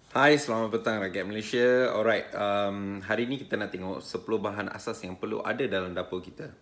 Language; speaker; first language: Malay; non-native, local second language; Tamil